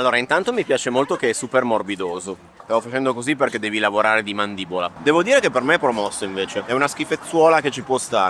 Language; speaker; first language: Italian; native; Italian